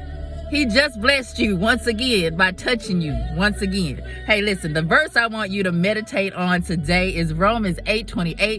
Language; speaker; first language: English; native; English